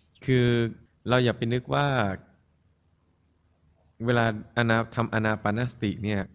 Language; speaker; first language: Thai; native; Thai